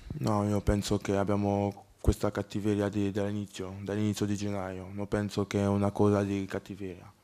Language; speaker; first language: Italian; non-native, learner; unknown